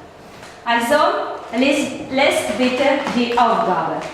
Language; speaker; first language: German; non-native, fluent; Russian